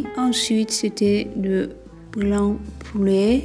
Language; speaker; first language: French; non-native, fluent; Turkish